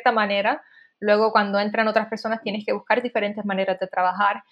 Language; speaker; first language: Spanish; native; Spanish